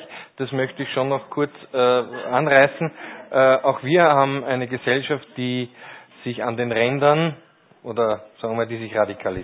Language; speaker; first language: German; native; German